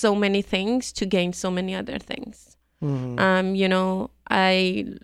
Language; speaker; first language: English; non-native, fluent; Persian